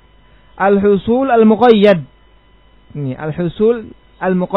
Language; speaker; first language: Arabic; non-native, fluent; Indonesian